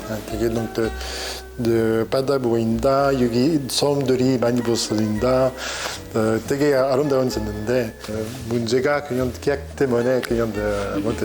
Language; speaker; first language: Korean; non-native, learner; French